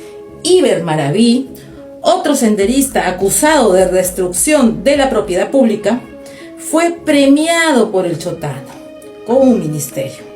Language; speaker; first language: Spanish; native; Spanish